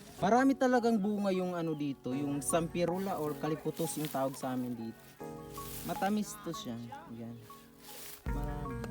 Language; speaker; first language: Filipino; non-native, local second language; Maguindanaon